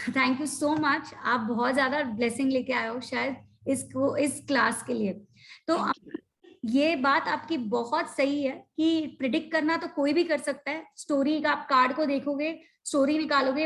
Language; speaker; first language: Hindi; native; Hindi